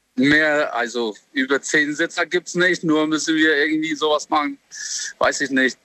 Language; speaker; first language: German; non-native, learner; Albanian